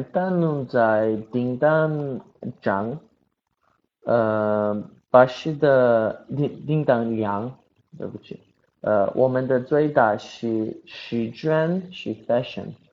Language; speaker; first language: Chinese; non-native, learner; Portuguese